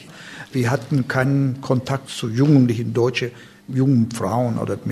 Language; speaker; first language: German; non-native, learner; Turkish